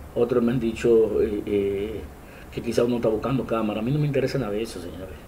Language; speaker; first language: Spanish; native; Spanish